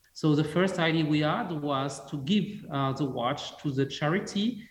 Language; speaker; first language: English; non-native, fluent; French